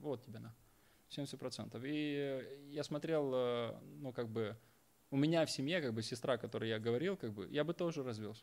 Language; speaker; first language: Russian; native; Russian